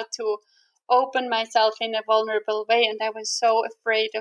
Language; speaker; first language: English; non-native, fluent; Swiss German